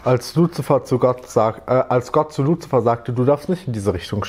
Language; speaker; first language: German; native; German